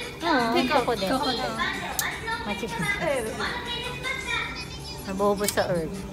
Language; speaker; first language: Japanese; non-native, fluent; Filipino